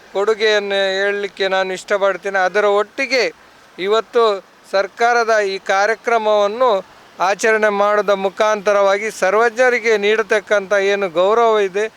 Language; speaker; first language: Kannada; native; Kannada